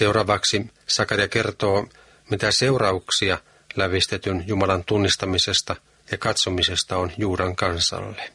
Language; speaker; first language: Finnish; native; Finnish